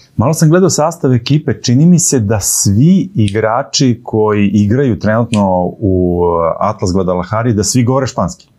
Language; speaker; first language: Serbian; native; Serbian